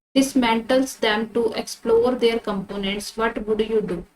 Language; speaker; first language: English; non-native, local second language; Punjabi